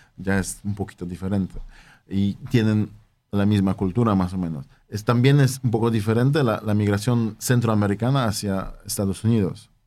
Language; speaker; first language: Spanish; non-native, fluent; Polish